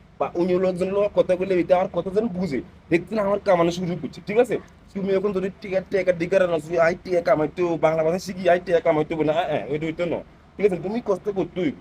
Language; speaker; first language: Bangla; non-native, fluent; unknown